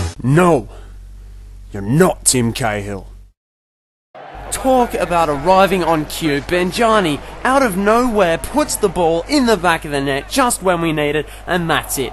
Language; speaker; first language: English; native; English